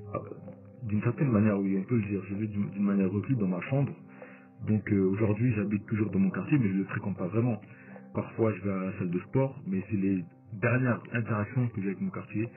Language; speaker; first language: French; native; French